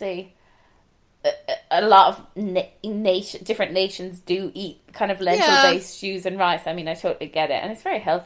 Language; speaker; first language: English; native; English